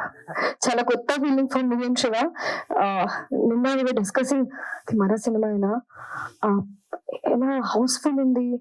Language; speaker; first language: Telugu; non-native, learner; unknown